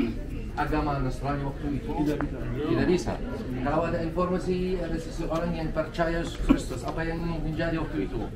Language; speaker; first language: Indonesian; non-native, learner; Arabic